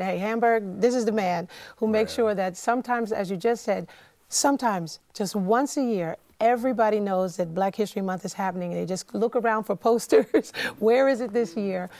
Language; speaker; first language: English; native; English